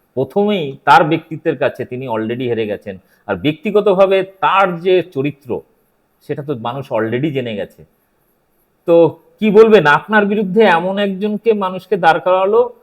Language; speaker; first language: Bangla; native; Bangla